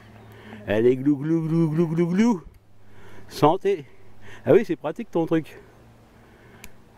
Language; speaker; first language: French; native; French